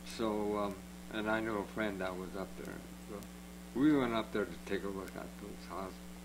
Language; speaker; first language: English; native; English